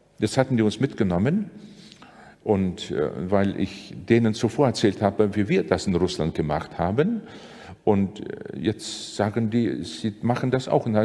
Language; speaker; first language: German; non-native, fluent; Latvian